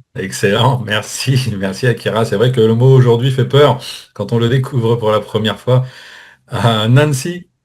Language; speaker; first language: French; native; French